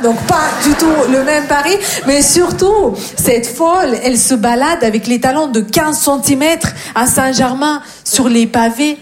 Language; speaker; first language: French; non-native, fluent; Russian